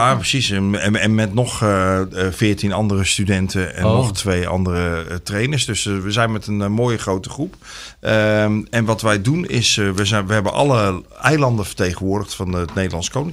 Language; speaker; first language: Dutch; native; Dutch